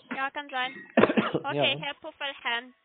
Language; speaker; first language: German; non-native, learner; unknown